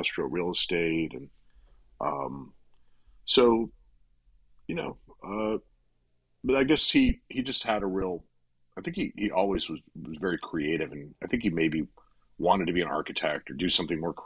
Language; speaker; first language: English; native; English